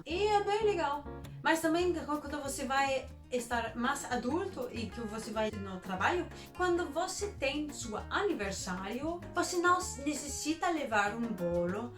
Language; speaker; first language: Portuguese; non-native, learner; Danish